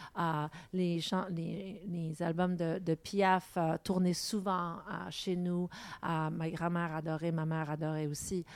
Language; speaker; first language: French; non-native, local second language; English